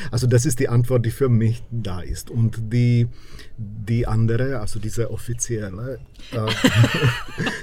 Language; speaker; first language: German; non-native, fluent; Czech